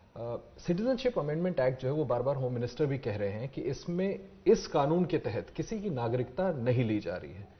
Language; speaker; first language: Hindi; native; Hindi